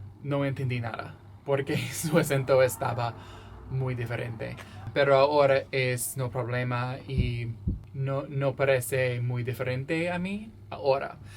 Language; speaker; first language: Spanish; non-native, learner; English